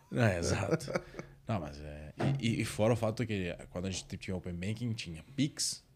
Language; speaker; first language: Portuguese; non-native, fluent; Italian